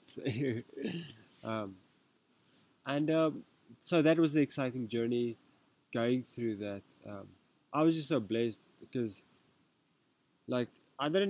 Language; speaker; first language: English; non-native, local second language; Afrikaans